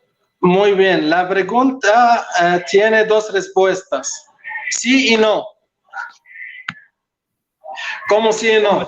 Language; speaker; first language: Spanish; non-native, local second language; Arabic